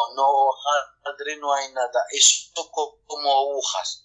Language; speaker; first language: Spanish; non-native, learner; Arabic